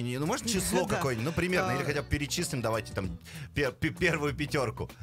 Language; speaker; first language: Russian; native; Russian